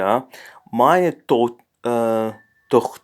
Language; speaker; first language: German; non-native, learner; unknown